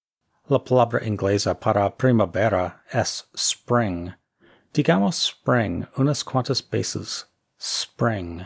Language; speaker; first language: Spanish; non-native, fluent; English